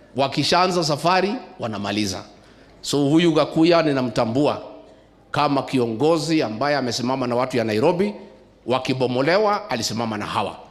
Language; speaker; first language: Swahili; non-native, local second language; Kikuyu